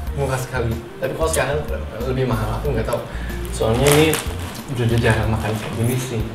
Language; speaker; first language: Indonesian; native; Indonesian